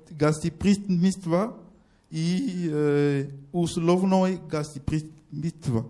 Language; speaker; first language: Russian; non-native, learner; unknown